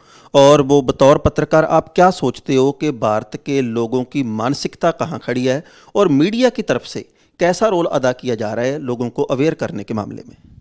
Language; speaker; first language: Hindi; non-native, local second language; Punjabi